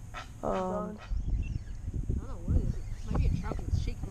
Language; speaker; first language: English; native; English